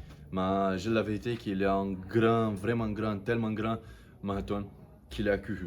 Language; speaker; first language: French; non-native, learner; Portuguese